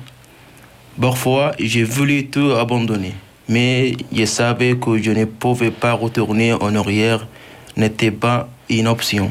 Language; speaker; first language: French; non-native, learner; Arabic